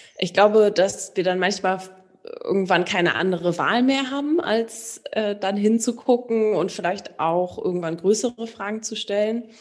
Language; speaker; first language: German; native; German